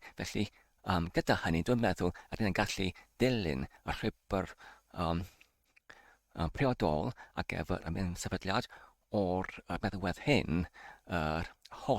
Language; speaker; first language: Welsh; non-native, learner; Polish